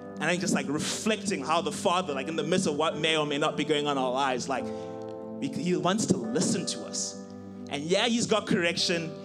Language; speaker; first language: English; non-native, local second language; Shona